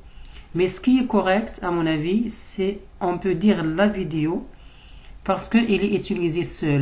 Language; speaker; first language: French; non-native, local second language; Arabic